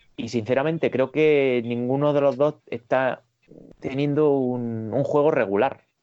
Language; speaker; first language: Spanish; native; Spanish